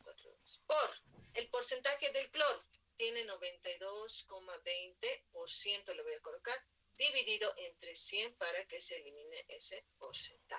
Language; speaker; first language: Spanish; native; Spanish